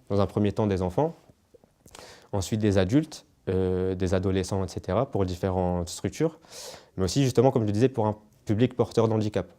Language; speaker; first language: French; native; French